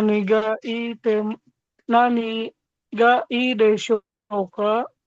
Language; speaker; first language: Japanese; non-native, learner; Indonesian